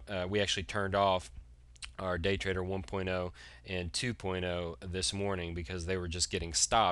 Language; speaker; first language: English; native; English